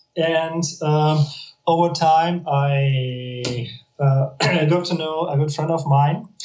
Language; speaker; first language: English; non-native, fluent; German